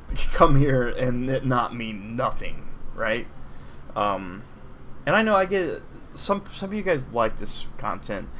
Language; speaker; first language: English; native; English